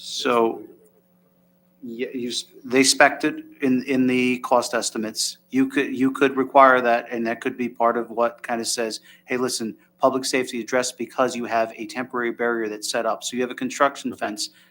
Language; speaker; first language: English; native; English